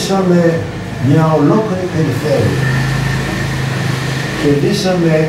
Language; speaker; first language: Greek; early bilingual, heritage; Greek